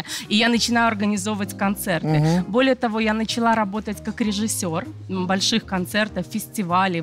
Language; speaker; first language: Russian; native; Russian